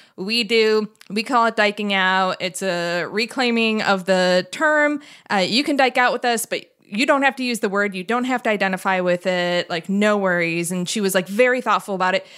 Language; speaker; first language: English; native; English